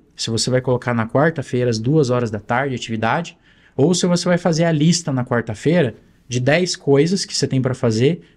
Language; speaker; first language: Portuguese; native; Portuguese